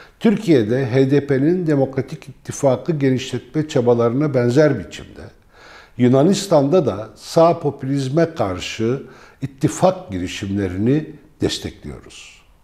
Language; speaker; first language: Turkish; native; Turkish